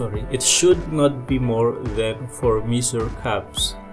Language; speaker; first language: English; non-native, fluent; Indonesian